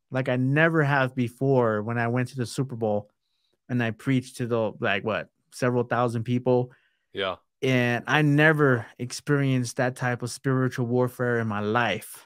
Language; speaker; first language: English; native; English